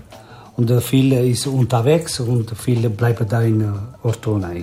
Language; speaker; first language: German; non-native, learner; Italian